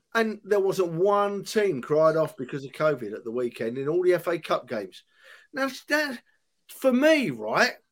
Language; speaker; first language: English; native; English